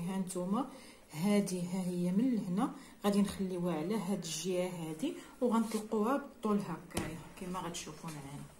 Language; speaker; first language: Arabic; native; Arabic